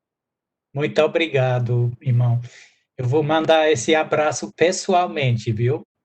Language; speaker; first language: Portuguese; non-native, fluent; English